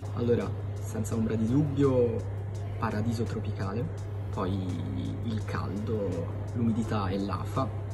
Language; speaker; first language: Italian; early bilingual, other home language; Iloko